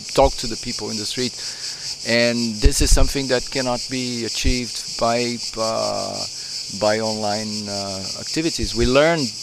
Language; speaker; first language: English; non-native, fluent; Portuguese